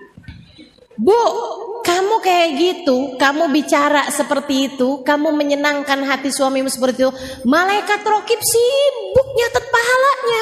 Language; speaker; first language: Indonesian; native; Indonesian